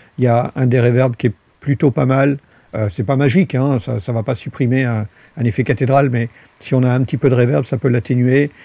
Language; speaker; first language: French; native; French